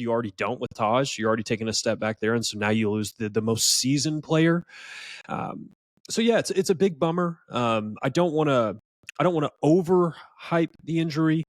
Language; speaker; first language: English; native; English